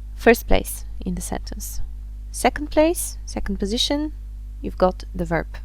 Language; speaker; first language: English; non-native, fluent; Bulgarian